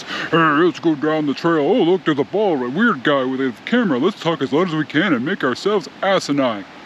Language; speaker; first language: English; native; English